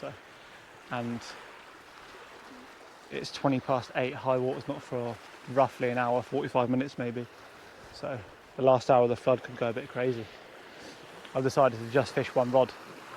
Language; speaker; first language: English; native; English